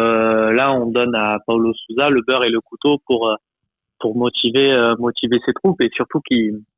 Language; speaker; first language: French; native; French